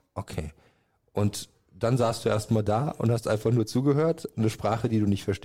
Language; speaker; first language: German; native; German